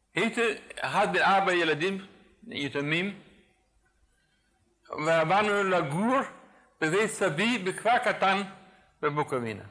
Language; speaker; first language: Hebrew; non-native, fluent; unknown